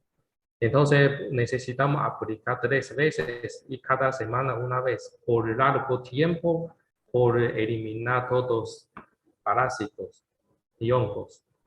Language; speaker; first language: Spanish; non-native, learner; Chinese